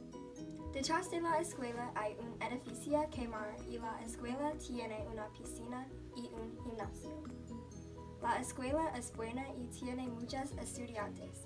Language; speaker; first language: Spanish; non-native, learner; English